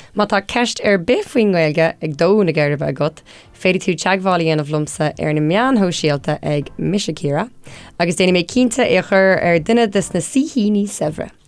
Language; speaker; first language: Irish; non-native, local second language; English